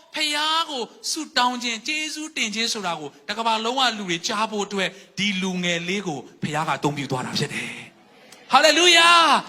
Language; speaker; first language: Burmese; non-native, local second language; Hakha Chin